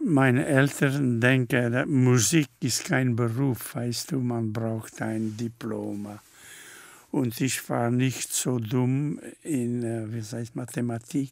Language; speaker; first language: German; non-native, learner; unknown